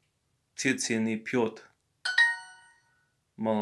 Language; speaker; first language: Russian; non-native, learner; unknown